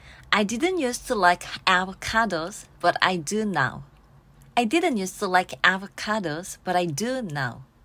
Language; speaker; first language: English; non-native, fluent; Korean